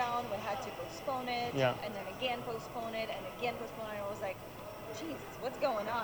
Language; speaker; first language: English; non-native, fluent; Ukrainian